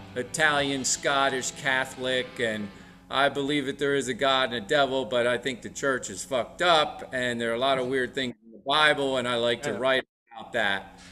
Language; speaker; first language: English; native; English